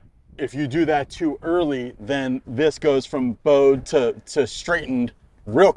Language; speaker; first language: English; native; English